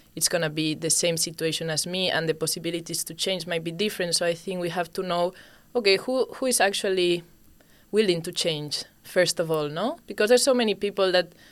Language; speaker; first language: English; non-native, fluent; Spanish